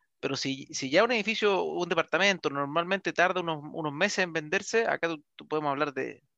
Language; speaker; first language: Spanish; native; Spanish